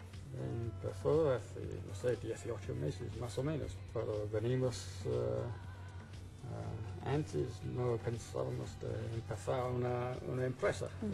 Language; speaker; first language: Spanish; non-native, fluent; English